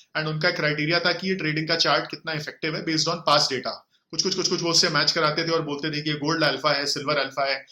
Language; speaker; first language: Hindi; native; Hindi